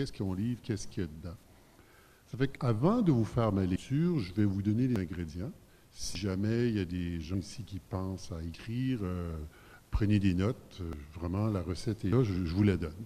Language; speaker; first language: French; native; French